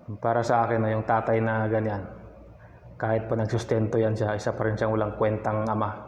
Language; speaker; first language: Filipino; native; Filipino